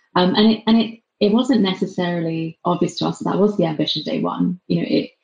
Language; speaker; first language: English; native; English